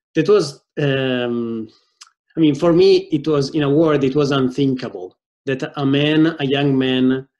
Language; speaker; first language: English; non-native, fluent; Italian